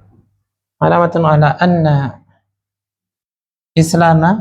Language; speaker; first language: Arabic; non-native, fluent; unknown